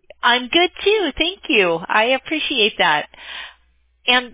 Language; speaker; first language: English; native; English